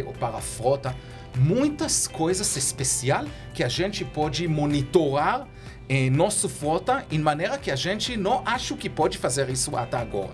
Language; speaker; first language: Portuguese; non-native, learner; Hebrew